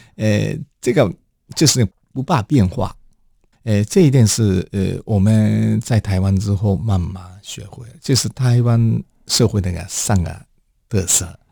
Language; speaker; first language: Chinese; non-native, fluent; Japanese